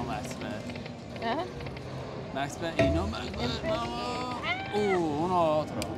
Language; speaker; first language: Spanish; non-native, learner; English